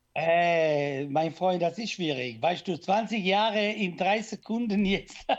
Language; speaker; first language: German; non-native, learner; Italian